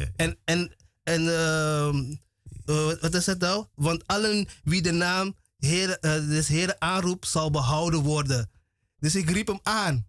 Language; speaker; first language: Dutch; native; Dutch